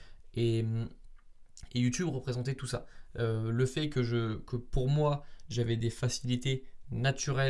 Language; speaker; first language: French; native; French